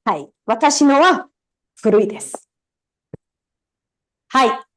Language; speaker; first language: Japanese; non-native, fluent; Tamil